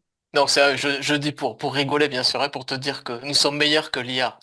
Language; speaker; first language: French; native; French